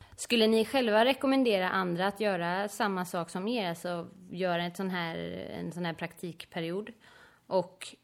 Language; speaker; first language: Swedish; native; Swedish